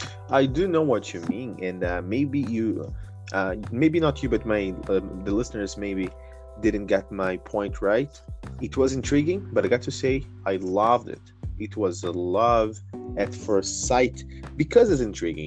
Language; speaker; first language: English; non-native, fluent; Portuguese